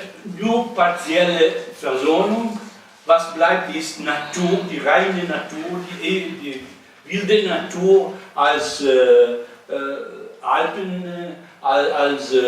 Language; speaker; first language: German; non-native, learner; Italian